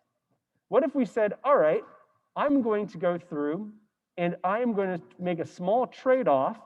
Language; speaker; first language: English; native; English